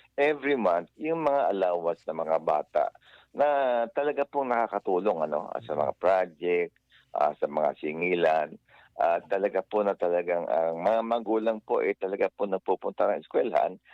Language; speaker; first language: Filipino; native; Filipino